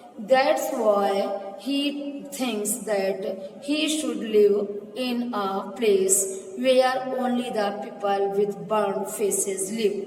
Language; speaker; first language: English; non-native, local second language; Hindi